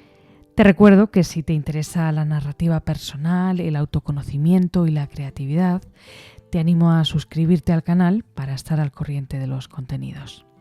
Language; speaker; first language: Spanish; native; Spanish